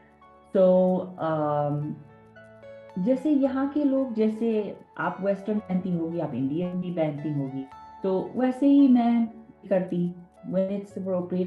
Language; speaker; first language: Hindi; non-native, fluent; English